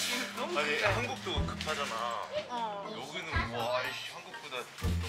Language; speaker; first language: Korean; native; Korean